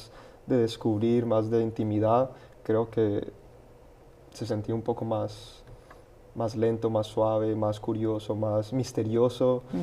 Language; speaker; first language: Spanish; early bilingual, heritage; Spanish